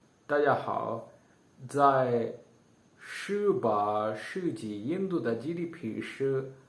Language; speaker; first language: Chinese; non-native, learner; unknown